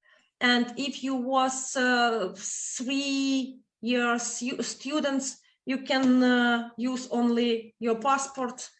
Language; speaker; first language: English; non-native, fluent; Ukrainian